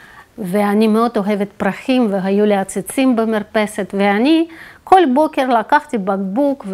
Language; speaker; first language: Hebrew; non-native, fluent; Russian